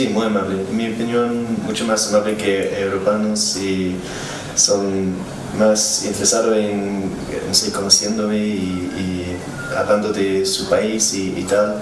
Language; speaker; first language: Spanish; non-native, learner; English